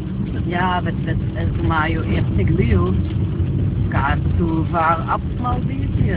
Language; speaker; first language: Latvian; non-native, learner; Dutch